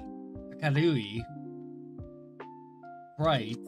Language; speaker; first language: Japanese; non-native, learner; English